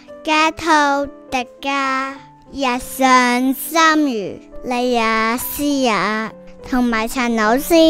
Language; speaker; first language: Chinese; non-native, local second language; Cantonese